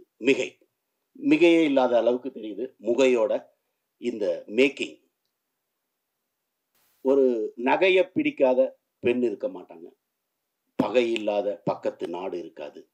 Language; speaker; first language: Tamil; native; Tamil